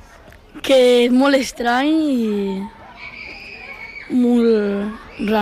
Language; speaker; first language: Catalan; non-native, local second language; Spanish